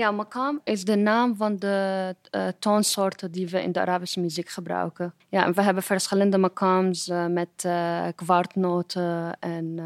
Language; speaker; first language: Dutch; non-native, fluent; Arabic